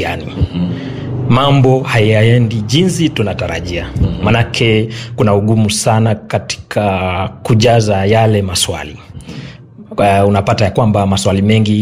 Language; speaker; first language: Swahili; non-native, local second language; Kalenjin